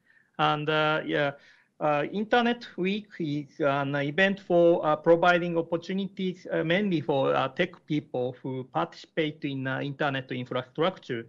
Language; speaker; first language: English; non-native, learner; Japanese